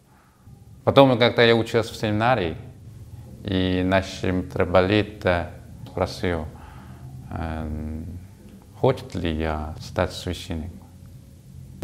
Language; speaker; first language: Russian; non-native, learner; Chinese